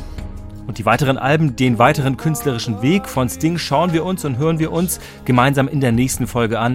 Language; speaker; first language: German; native; German